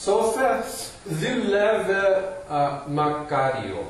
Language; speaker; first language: Greek; non-native, fluent; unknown